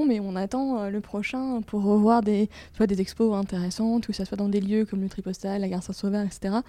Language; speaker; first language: French; native; French